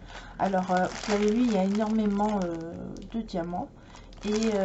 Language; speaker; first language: French; native; French